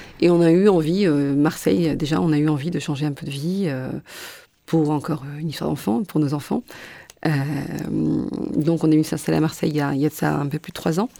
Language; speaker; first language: French; native; French